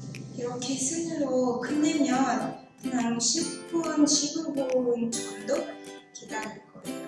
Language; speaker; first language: Korean; non-native, learner; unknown